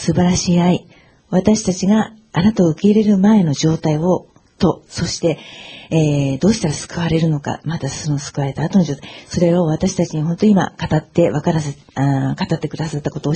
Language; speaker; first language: Japanese; native; Japanese